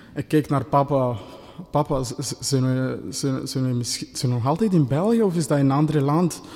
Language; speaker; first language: Dutch; non-native, fluent; Kinyarwanda